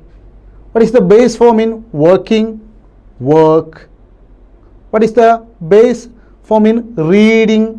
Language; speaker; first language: English; non-native, local second language; Malayalam